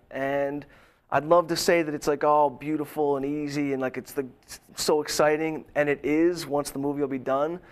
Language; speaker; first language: English; native; English